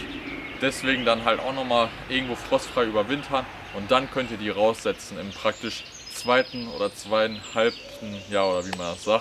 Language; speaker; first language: German; native; German